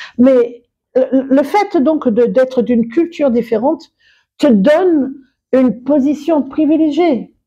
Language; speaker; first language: French; non-native, fluent; English